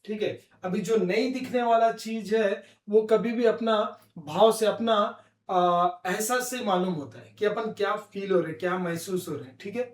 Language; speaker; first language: Hindi; non-native, local second language; Telugu